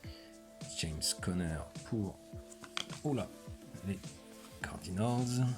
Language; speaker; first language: French; native; French